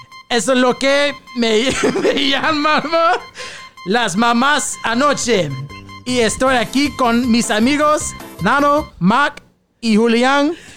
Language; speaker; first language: Spanish; non-native, learner; English